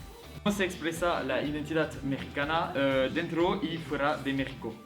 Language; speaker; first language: Spanish; non-native, learner; French